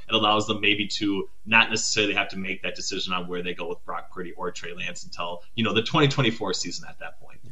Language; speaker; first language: English; native; English